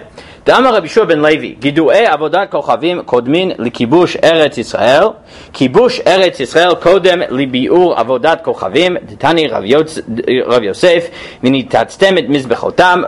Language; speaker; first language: Hebrew; non-native, fluent; English